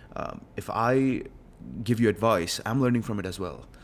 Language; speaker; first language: English; non-native, local second language; Telugu